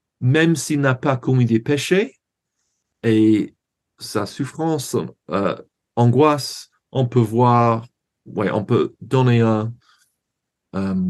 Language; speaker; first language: French; non-native, learner; English